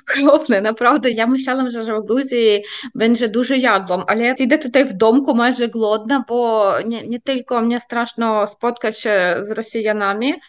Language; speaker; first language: Polish; non-native, fluent; Ukrainian